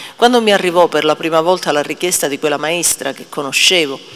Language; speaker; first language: Italian; native; Italian